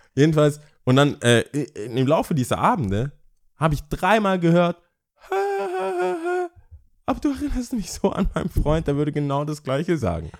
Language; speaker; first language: German; early bilingual, other home language; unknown